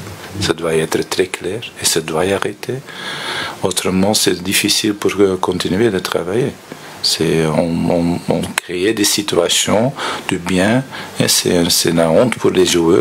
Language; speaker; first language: French; non-native, fluent; Dutch